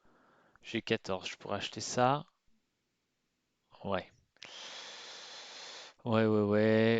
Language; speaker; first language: French; native; French